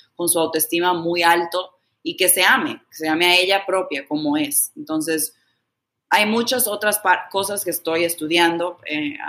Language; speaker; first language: Spanish; early bilingual, heritage; Spanish